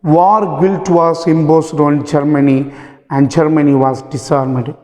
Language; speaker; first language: English; non-native, local second language; Malayalam